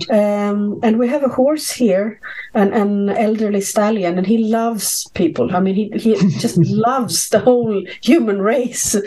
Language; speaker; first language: English; non-native, fluent; Swedish